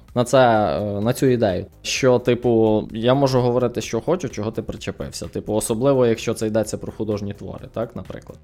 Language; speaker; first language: Ukrainian; native; Ukrainian